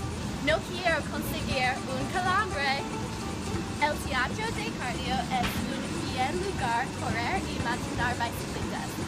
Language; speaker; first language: Spanish; non-native, learner; English